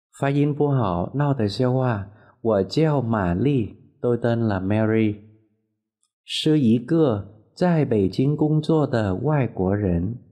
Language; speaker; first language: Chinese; non-native, learner; Vietnamese